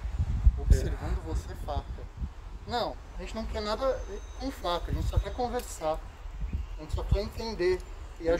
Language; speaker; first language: Portuguese; native; Portuguese